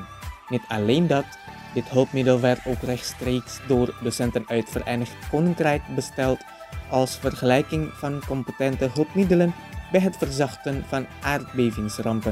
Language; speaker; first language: Dutch; non-native, fluent; Indonesian